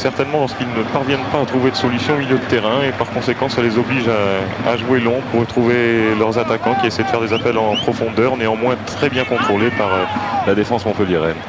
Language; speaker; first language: French; native; French